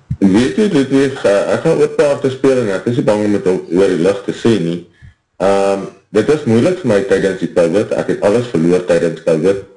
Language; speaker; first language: Afrikaans; native; Afrikaans